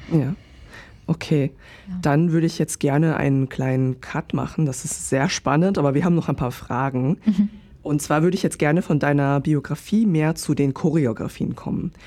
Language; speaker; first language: German; native; German